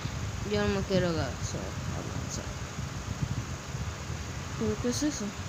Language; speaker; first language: Spanish; early bilingual, heritage; English